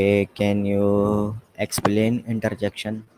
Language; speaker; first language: English; non-native, learner; Urdu